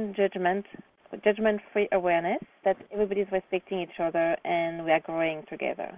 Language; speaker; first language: English; non-native, fluent; French